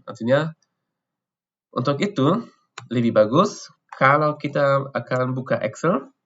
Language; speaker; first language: Indonesian; non-native, fluent; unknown